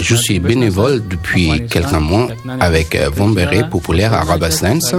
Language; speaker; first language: French; non-native, learner; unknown